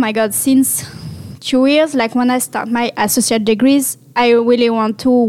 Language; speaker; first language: English; non-native, learner; French